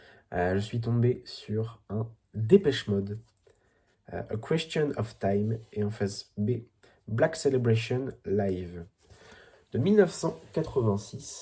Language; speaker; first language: French; native; French